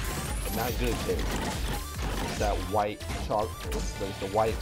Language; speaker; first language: English; native; English